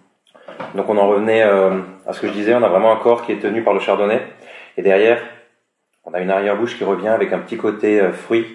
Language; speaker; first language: French; native; French